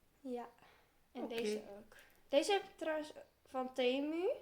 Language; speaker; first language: Dutch; early bilingual, heritage; Turkish